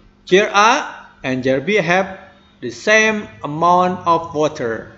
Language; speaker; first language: English; non-native, learner; Indonesian